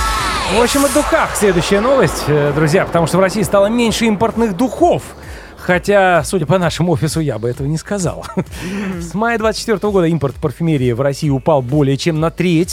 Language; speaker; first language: Russian; native; Russian